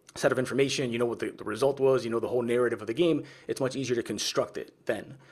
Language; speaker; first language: English; early bilingual, other home language; Spanish